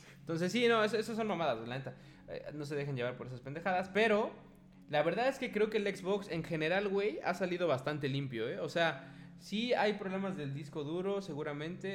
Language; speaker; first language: Spanish; native; Spanish